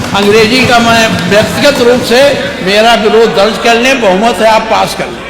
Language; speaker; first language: Hindi; native; Hindi